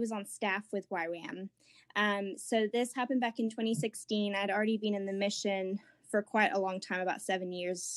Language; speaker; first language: English; native; English